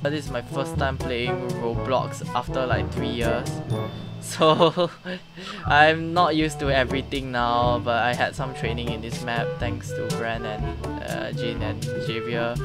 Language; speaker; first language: English; non-native, local second language; Korean